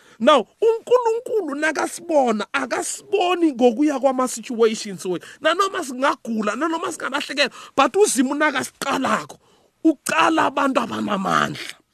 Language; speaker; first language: Zulu; non-native, local second language; South Ndebele